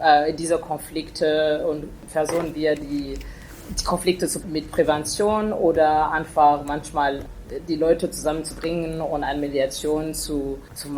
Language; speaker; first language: German; non-native, fluent; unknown